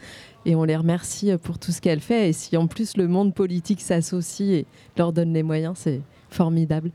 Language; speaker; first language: French; native; French